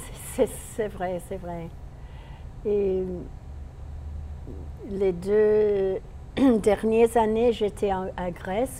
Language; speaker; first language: French; non-native, fluent; English